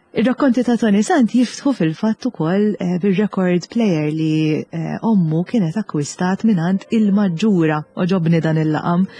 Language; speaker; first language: Maltese; native; Maltese